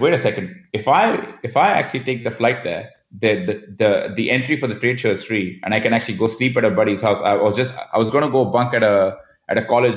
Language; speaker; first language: English; non-native, local second language; Hindi